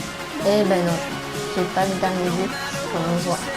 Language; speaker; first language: French; native; French